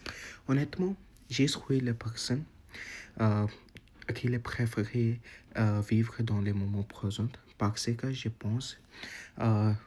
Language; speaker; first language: French; non-native, learner; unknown